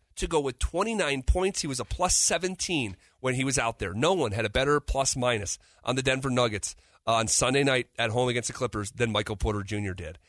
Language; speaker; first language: English; native; English